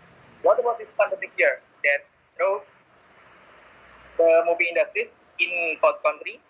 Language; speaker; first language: English; non-native, learner; Indonesian